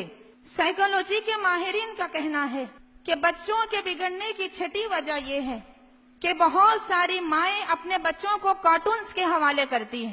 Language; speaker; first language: Urdu; native; Urdu